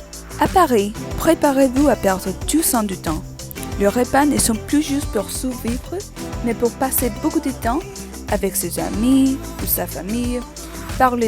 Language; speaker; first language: French; non-native, learner; English